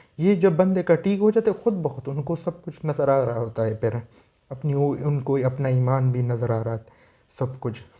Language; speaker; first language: Urdu; non-native, local second language; Pashto